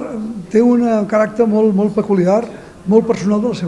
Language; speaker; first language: Catalan; native; Catalan